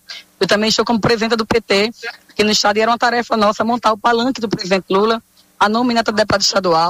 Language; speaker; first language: Portuguese; native; Portuguese